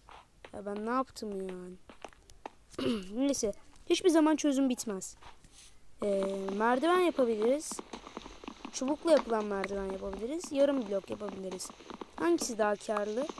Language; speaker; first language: Turkish; native; Turkish